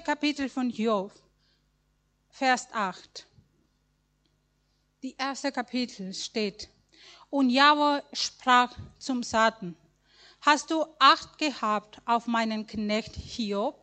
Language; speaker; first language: German; non-native, learner; Spanish